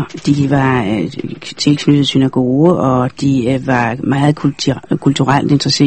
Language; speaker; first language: Danish; native; Danish